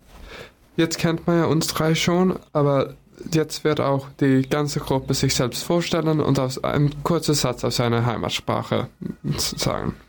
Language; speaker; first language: German; non-native, learner; Swedish